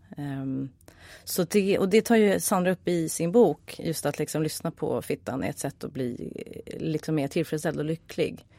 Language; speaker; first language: Swedish; native; Swedish